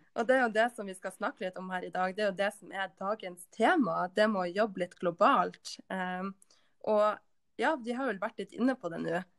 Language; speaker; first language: Norwegian; native; Norwegian